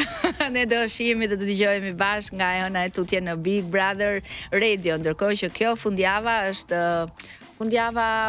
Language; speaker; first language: Albanian; native; Albanian